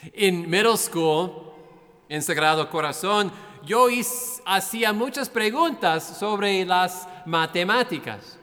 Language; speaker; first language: Spanish; non-native, fluent; English